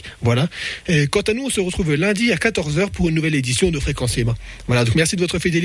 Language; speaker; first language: French; native; French